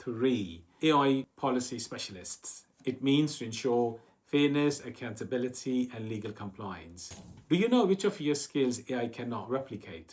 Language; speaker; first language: English; non-native, fluent; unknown